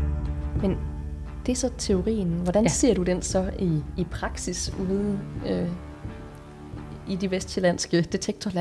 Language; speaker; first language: Danish; native; Danish